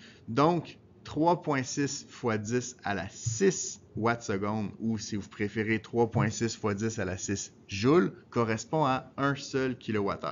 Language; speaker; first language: French; native; French